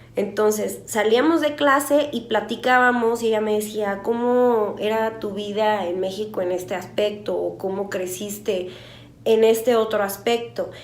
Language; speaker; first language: Spanish; native; Spanish